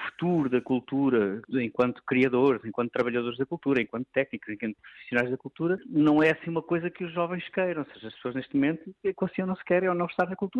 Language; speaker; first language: Portuguese; native; Portuguese